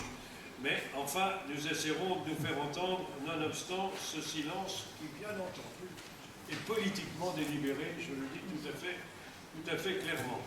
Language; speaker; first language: French; native; French